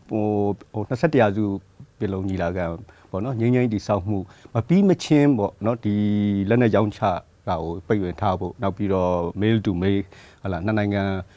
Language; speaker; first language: Burmese; native; Burmese